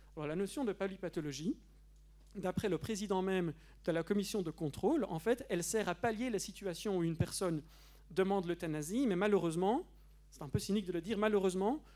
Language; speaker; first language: French; native; French